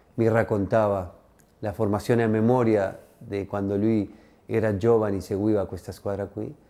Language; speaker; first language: Italian; non-native, fluent; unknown